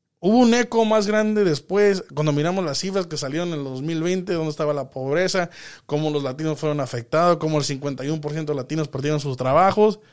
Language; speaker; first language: Spanish; early bilingual, heritage; Spanish